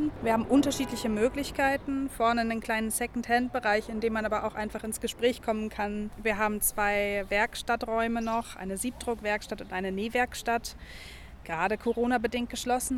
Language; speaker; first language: German; native; German